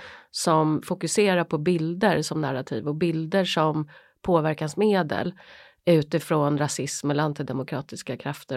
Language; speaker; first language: Swedish; native; Swedish